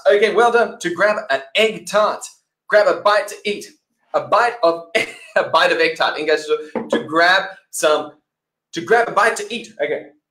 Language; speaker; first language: English; native; English